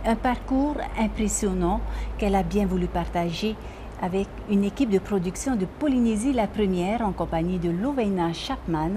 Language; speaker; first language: French; native; French